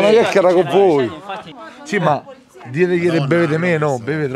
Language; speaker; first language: Italian; native; Italian